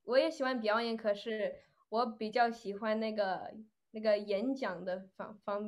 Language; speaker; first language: Chinese; early bilingual, other home language; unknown